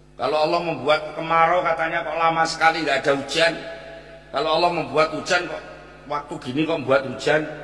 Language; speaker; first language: Indonesian; non-native, local second language; Javanese